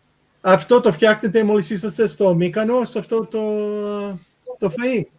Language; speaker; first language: Greek; early bilingual, heritage; Greek